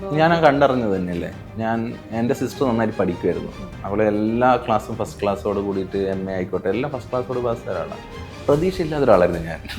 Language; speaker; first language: Malayalam; native; Malayalam